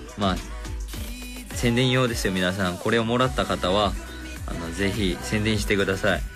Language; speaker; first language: Japanese; non-native, fluent; Korean